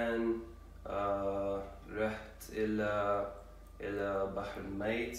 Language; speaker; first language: Arabic; non-native, learner; English